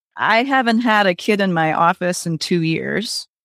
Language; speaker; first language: English; native; English